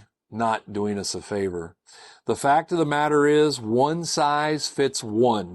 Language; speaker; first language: English; native; English